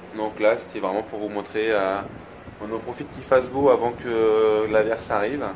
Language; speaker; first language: French; native; French